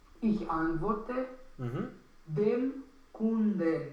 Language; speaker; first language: German; non-native, learner; Romanian